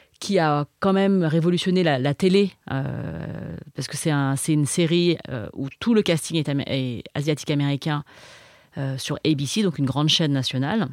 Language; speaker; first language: French; early bilingual, other home language; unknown